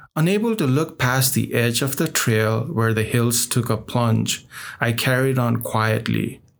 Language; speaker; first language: English; non-native, local second language; Nepali